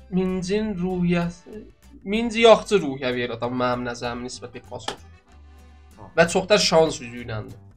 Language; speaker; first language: Azerbaijani; native; Azerbaijani